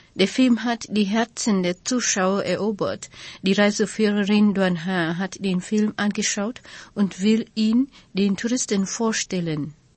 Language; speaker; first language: German; non-native, fluent; Vietnamese